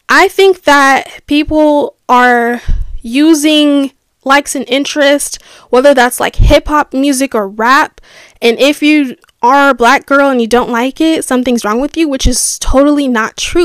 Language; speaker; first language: English; native; English